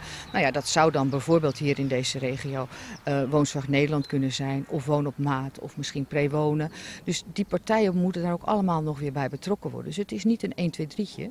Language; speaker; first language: Dutch; native; Dutch